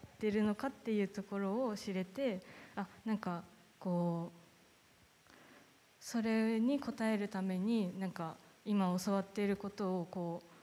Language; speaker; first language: Japanese; native; Japanese